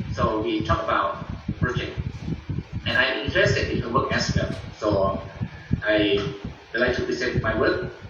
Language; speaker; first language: English; non-native, learner; Thai